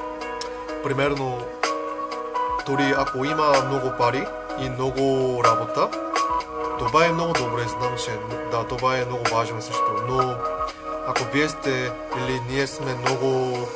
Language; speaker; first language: Bulgarian; non-native, learner; Korean